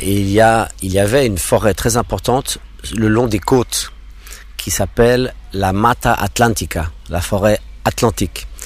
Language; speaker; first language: French; non-native, local second language; English